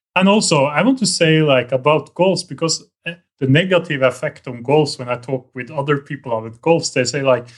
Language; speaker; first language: English; non-native, fluent; Norwegian